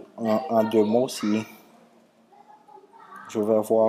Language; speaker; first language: French; non-native, local second language; Haitian Creole